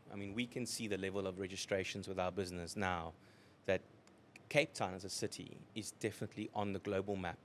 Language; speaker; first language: English; native; English